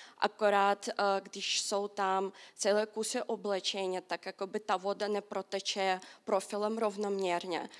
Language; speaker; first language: Czech; non-native, fluent; Russian